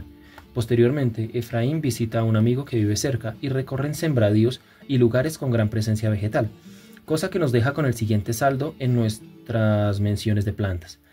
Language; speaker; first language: Spanish; native; Spanish